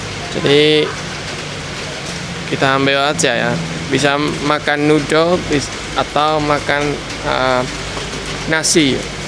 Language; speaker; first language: Indonesian; non-native, fluent; Vietnamese